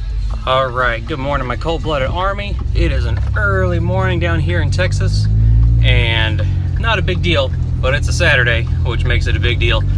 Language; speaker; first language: English; native; English